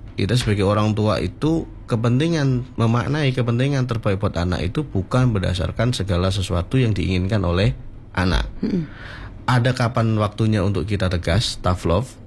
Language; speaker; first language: Indonesian; native; Indonesian